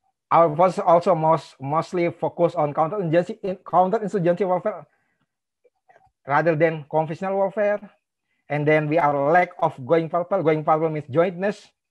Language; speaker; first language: English; non-native, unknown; Indonesian